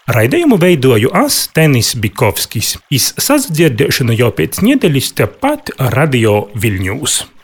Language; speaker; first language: Latvian; native; Latvian